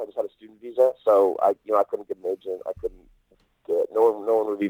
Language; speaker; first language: English; native; English